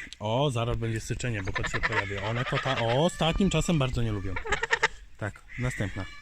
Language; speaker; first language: Polish; native; Polish